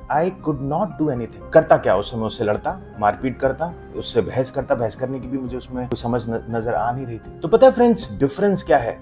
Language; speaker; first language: Hindi; native; Hindi